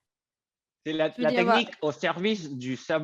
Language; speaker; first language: French; non-native, fluent; Spanish